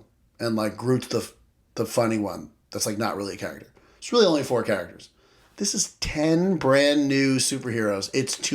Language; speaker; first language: English; native; English